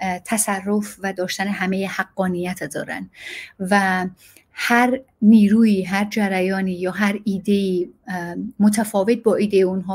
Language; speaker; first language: Persian; native; Persian